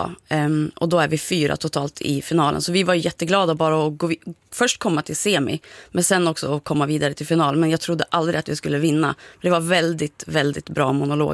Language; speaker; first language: Swedish; native; Swedish